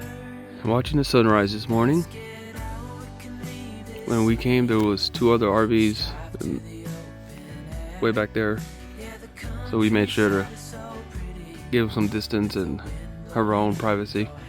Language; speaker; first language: English; native; English